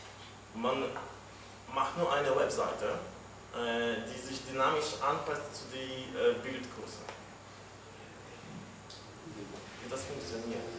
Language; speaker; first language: German; non-native, fluent; Polish